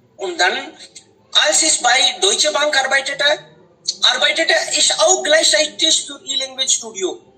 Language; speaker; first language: German; non-native, fluent; Hindi